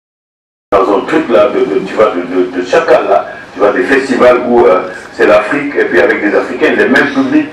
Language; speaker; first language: French; non-native, local second language; Wolof